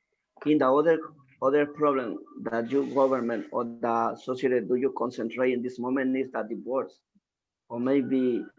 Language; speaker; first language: English; non-native, learner; Spanish